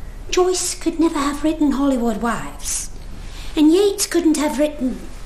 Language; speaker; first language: English; native; English